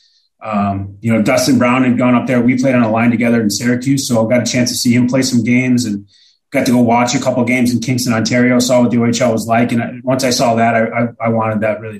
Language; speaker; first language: English; native; English